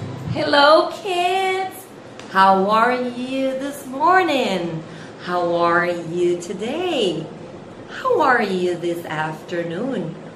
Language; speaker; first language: English; non-native, fluent; Portuguese